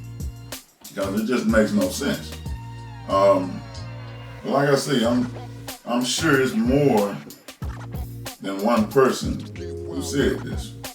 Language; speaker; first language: English; native; English